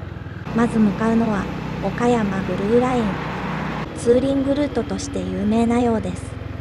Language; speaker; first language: Japanese; native; Japanese